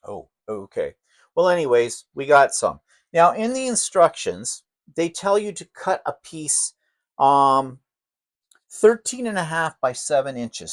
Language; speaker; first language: English; native; English